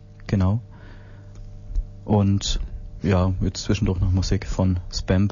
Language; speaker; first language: German; native; German